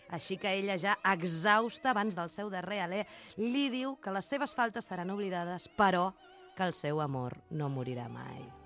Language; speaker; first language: Catalan; early bilingual, other home language; Spanish